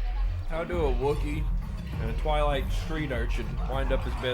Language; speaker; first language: English; native; English